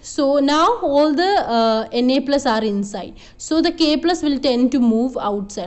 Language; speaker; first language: English; non-native, local second language; Malayalam